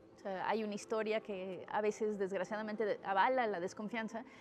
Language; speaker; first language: Spanish; native; Spanish